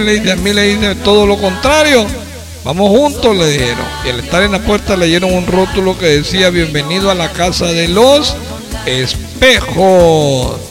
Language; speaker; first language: Spanish; native; Spanish